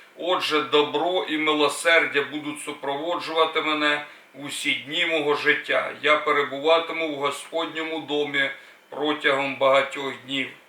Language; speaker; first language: Ukrainian; native; Ukrainian